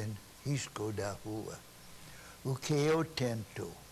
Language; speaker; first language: Portuguese; non-native, fluent; English